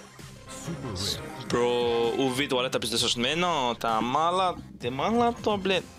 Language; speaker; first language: French; native; French